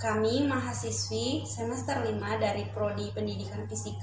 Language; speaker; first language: Indonesian; native; Indonesian